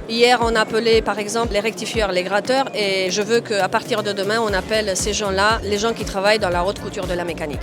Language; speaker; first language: French; non-native, fluent; Romanian